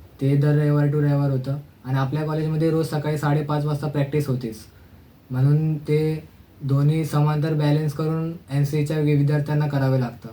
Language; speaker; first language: Marathi; native; Marathi